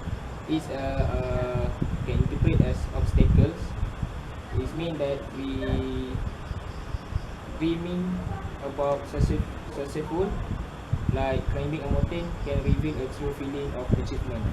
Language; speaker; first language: English; non-native, learner; Malay